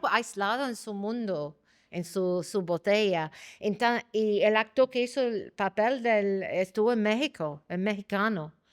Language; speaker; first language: Spanish; non-native, fluent; English